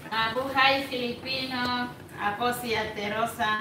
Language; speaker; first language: Filipino; non-native, learner; Spanish